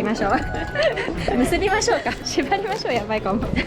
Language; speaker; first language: Japanese; native; Japanese